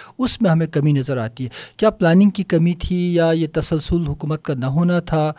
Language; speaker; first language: Urdu; non-native, local second language; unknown